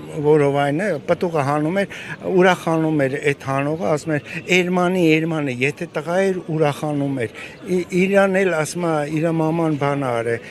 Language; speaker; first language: Armenian; native; Armenian